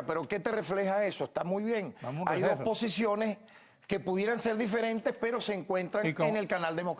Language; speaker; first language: Spanish; native; Spanish